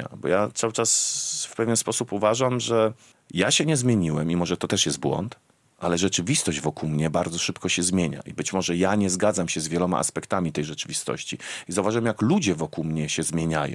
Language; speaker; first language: Polish; native; Polish